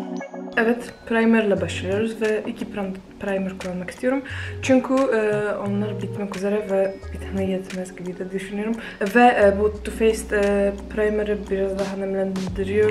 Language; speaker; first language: Turkish; non-native, fluent; Polish